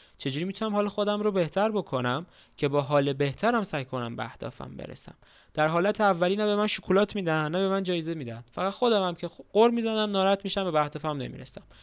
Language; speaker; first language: Persian; native; Persian